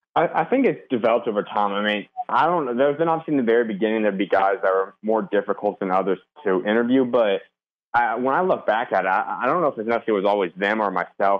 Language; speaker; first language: English; native; English